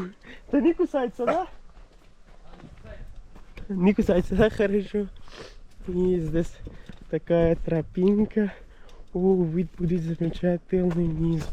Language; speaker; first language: Russian; non-native, learner; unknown